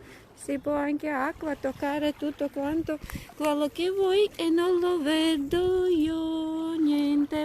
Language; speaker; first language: Italian; non-native, learner; Latvian